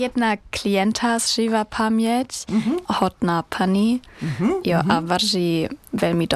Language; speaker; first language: Czech; non-native, learner; German